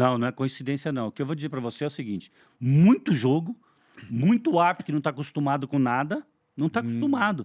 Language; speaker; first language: Portuguese; native; Portuguese